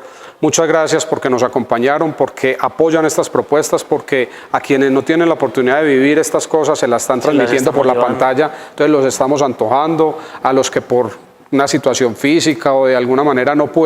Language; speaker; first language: Spanish; native; Spanish